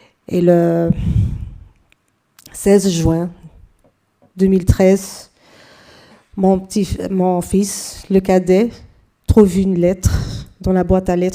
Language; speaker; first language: French; non-native, fluent; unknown